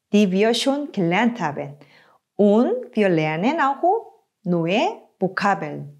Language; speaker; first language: German; non-native, fluent; Korean